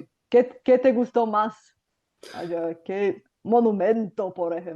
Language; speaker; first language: Spanish; non-native, fluent; Bulgarian